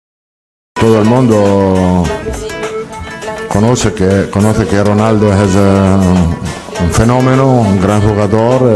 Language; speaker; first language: Spanish; non-native, learner; Italian